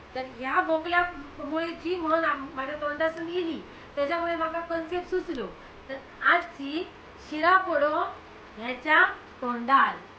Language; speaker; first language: Marathi; native; Marathi